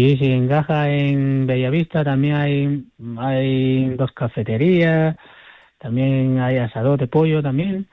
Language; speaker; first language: Spanish; non-native, fluent; Chinese